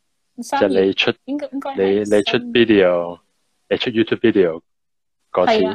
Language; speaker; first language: Chinese; early bilingual, heritage; Cantonese